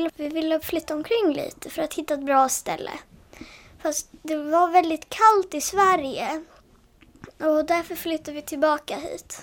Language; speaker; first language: Swedish; early bilingual, heritage; Swedish